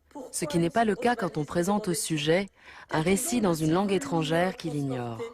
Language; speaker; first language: French; native; French